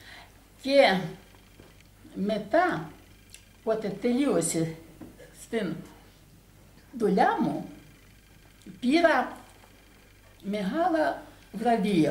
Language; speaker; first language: Greek; non-native, learner; Russian